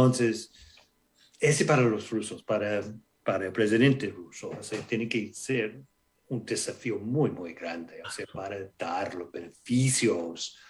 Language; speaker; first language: Spanish; non-native, fluent; English